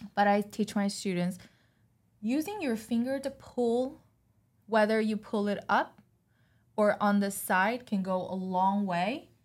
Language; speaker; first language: English; non-native, fluent; Chinese